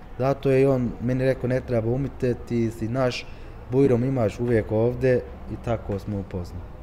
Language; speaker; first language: Croatian; early bilingual, heritage; Turkish